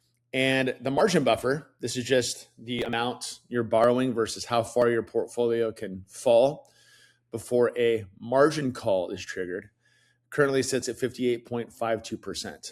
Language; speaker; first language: English; native; English